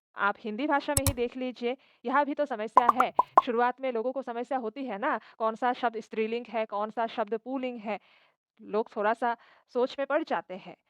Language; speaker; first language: Hindi; non-native, local second language; Assamese